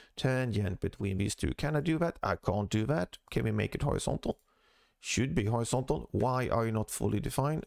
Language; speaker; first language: English; non-native, fluent; Swedish